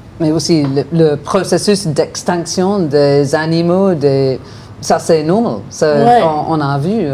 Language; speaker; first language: French; non-native, learner; English